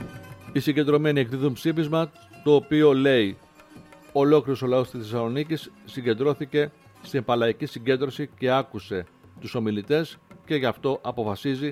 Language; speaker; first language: Greek; native; Greek